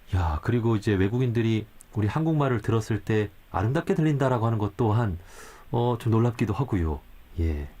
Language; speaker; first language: Korean; native; Korean